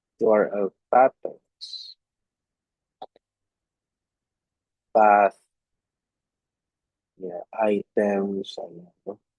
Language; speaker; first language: English; non-native, local second language; Cebuano